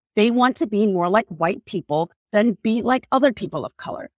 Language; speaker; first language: English; non-native, fluent; Korean